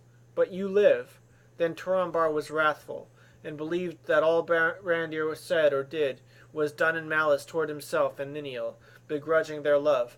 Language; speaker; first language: English; native; English